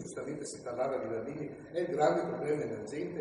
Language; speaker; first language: Italian; native; Italian